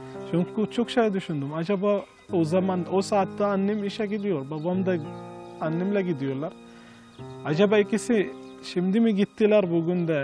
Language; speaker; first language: Turkish; non-native, fluent; Arabic